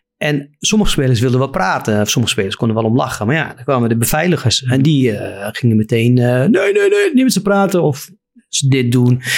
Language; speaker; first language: Dutch; non-native, fluent; Arabic